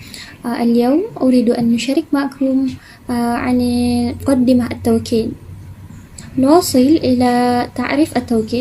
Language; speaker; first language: Arabic; non-native, learner; Malay